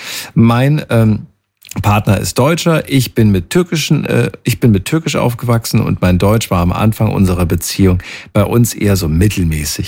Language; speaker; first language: German; native; German